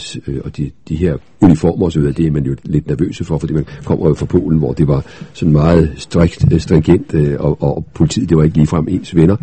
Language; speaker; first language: Danish; native; Danish